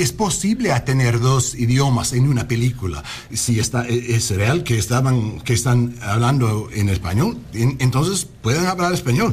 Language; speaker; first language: Spanish; non-native, learner; English